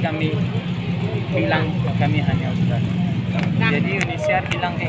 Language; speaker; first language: Indonesian; non-native, learner; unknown